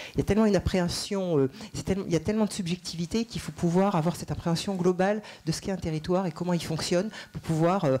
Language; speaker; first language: French; native; French